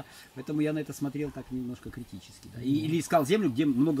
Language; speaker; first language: Russian; native; Russian